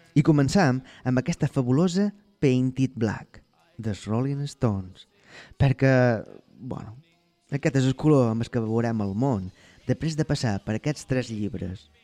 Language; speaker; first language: Catalan; native; Catalan